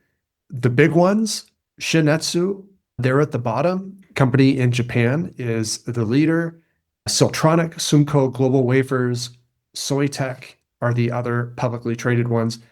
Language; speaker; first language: English; native; English